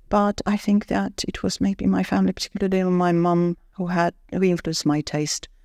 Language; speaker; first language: English; non-native, fluent; Armenian